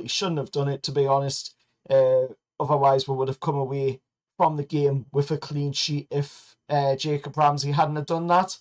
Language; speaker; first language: English; native; English